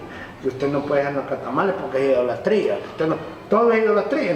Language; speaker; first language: Spanish; native; Spanish